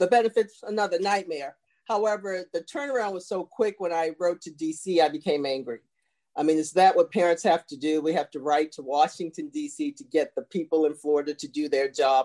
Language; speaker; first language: English; native; English